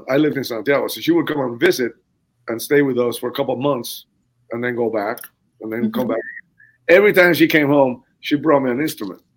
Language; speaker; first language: English; non-native, fluent; Spanish